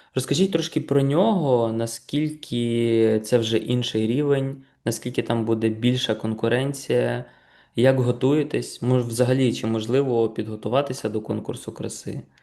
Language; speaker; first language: Ukrainian; native; Ukrainian